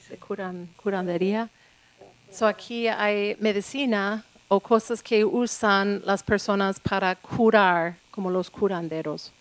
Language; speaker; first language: Spanish; non-native, fluent; English